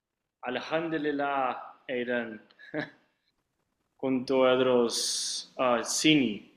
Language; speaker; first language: Arabic; non-native, learner; Portuguese